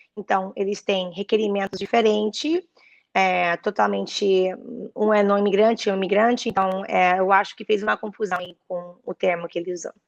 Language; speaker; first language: Portuguese; early bilingual, heritage; Portuguese